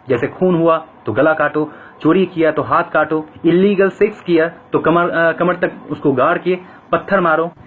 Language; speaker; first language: Hindi; non-native, fluent; Bangla